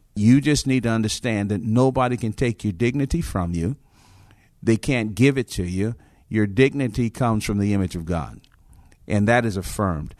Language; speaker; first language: English; native; English